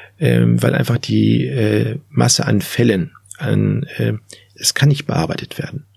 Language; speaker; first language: German; early bilingual, other home language; Turkish